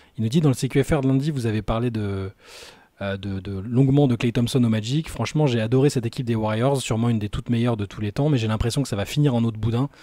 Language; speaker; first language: French; native; French